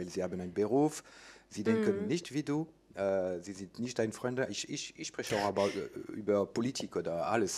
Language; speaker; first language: German; non-native, learner; French